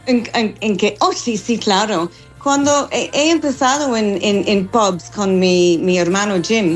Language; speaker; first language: Spanish; non-native, learner; English